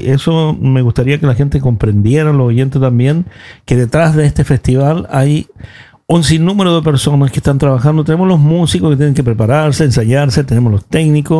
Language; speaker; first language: Spanish; native; Spanish